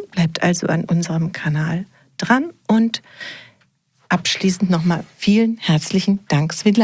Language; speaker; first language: German; native; German